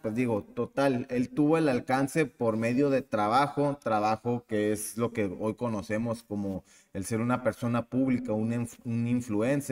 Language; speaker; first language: Spanish; native; Spanish